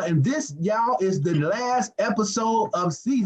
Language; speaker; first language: English; native; English